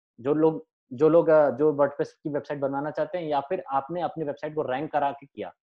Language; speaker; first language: Hindi; native; Hindi